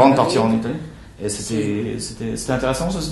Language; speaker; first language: French; native; French